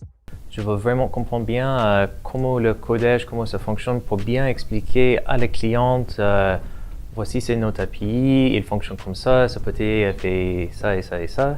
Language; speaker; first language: French; non-native, learner; English